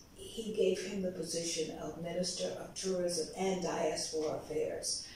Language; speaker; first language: English; native; English